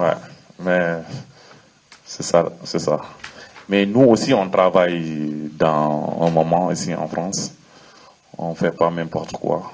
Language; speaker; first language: French; non-native, learner; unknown